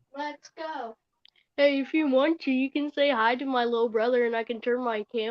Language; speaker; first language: English; native; English